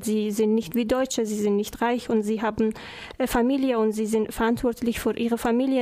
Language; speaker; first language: German; non-native, learner; Persian